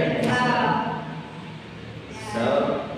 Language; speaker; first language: English; non-native, learner; Indonesian